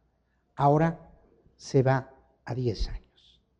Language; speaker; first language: Spanish; native; Spanish